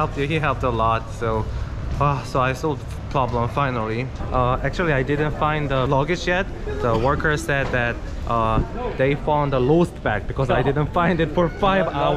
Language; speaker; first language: English; non-native, fluent; Korean